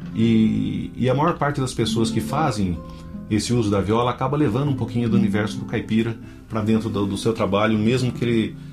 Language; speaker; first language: Portuguese; native; Portuguese